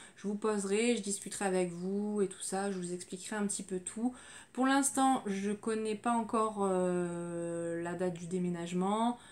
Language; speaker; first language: French; native; French